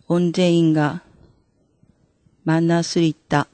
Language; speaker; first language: Korean; non-native, fluent; Japanese